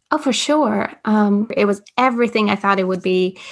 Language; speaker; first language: English; non-native, fluent; Latvian